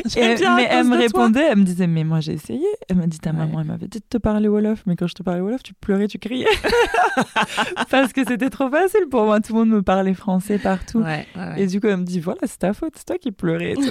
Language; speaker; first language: French; native; French